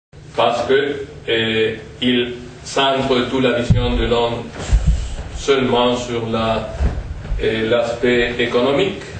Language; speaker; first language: French; non-native, fluent; Spanish